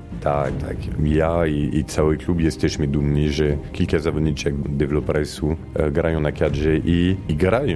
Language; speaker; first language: Polish; non-native, fluent; Italian